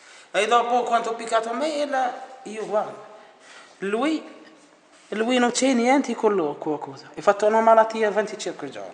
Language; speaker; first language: Italian; non-native, learner; Arabic